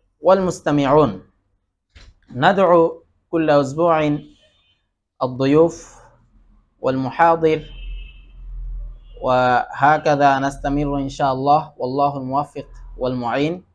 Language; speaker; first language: Arabic; non-native, fluent; Bangla